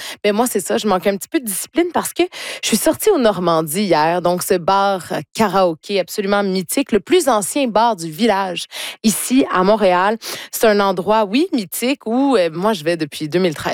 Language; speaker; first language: French; native; French